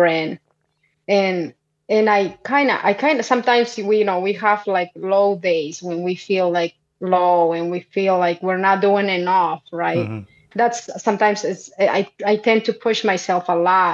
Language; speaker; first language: English; non-native, fluent; Quechua